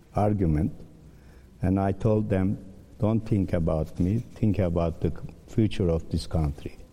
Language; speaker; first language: English; non-native, learner; Turkish